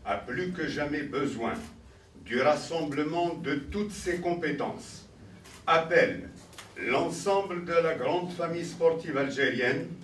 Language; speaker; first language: French; non-native, local second language; Arabic